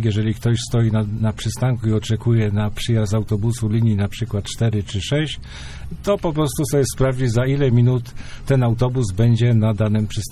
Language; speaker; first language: Polish; native; Polish